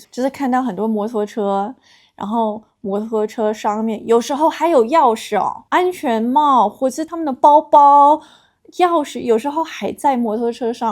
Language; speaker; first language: Chinese; non-native, fluent; English